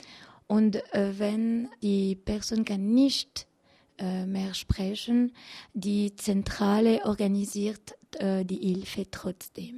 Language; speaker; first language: German; non-native, learner; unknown